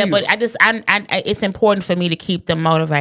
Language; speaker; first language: English; native; English